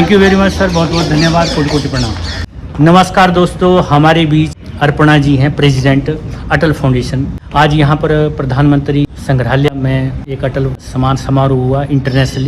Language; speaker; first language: Hindi; native; Hindi